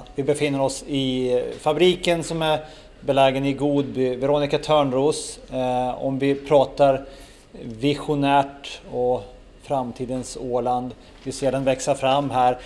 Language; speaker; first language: Swedish; native; Swedish